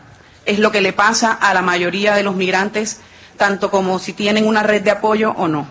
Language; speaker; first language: Spanish; native; Spanish